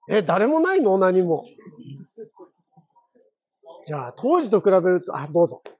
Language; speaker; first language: Japanese; native; Japanese